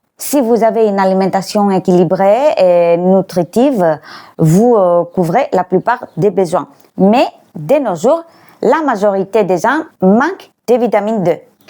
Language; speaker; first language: French; non-native, fluent; Greek